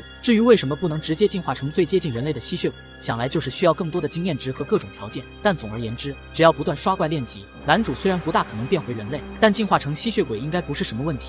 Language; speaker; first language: Chinese; native; Chinese